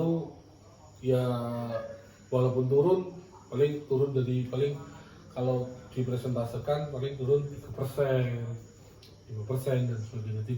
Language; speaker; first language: Indonesian; native; Indonesian